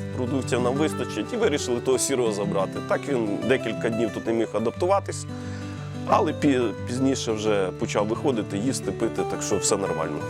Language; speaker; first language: Ukrainian; native; Ukrainian